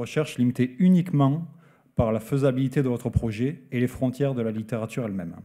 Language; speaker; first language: French; native; French